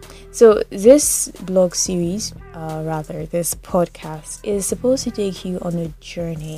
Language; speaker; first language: English; non-native, local second language; Yoruba